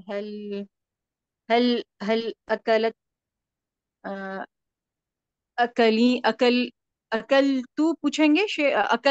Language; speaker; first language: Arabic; non-native, learner; Urdu